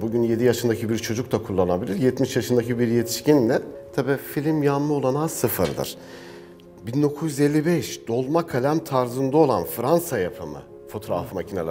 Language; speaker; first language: Turkish; native; Turkish